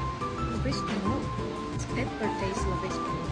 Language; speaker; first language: Lithuanian; non-native, learner; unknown